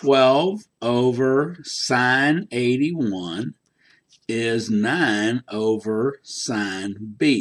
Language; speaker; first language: English; native; English